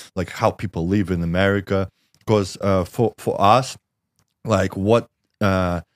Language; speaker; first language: English; non-native, learner; Russian